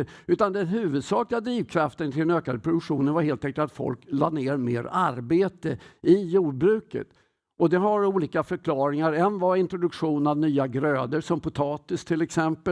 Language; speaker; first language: Swedish; native; Swedish